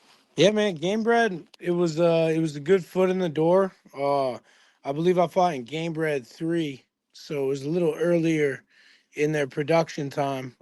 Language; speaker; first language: English; native; English